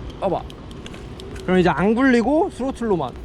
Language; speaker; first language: Korean; native; Korean